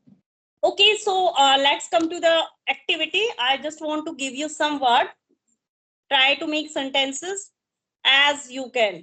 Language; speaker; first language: English; non-native, local second language; Hindi